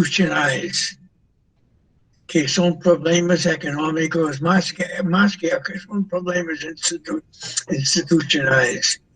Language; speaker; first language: Portuguese; non-native, fluent; English